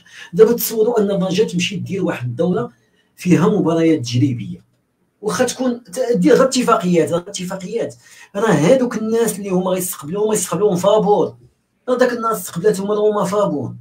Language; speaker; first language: Arabic; native; Arabic